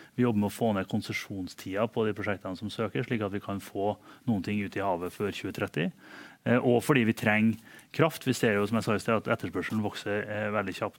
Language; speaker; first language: Norwegian; native; Norwegian